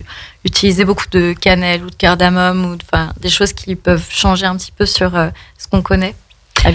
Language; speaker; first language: French; native; French